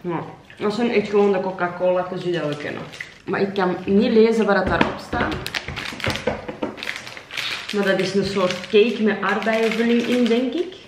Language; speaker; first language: Dutch; native; Dutch